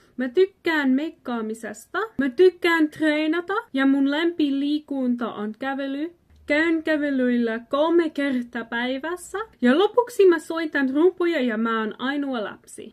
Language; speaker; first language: Finnish; non-native, learner; English